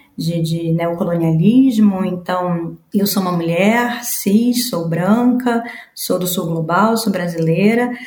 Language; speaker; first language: Portuguese; native; Portuguese